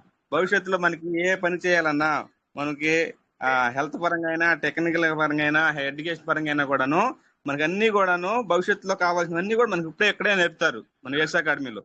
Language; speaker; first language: Telugu; native; Telugu